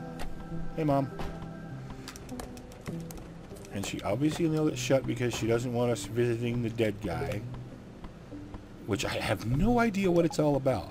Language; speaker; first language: English; native; English